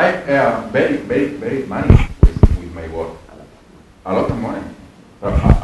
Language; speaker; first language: English; non-native, learner; Spanish